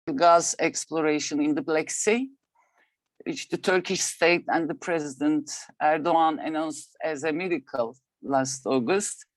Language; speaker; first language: English; non-native, fluent; Turkish